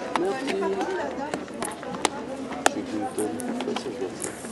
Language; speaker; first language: French; native; French